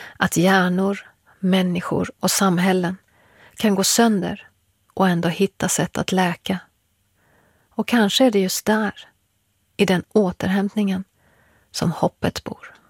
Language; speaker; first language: Swedish; early bilingual, other home language; Persian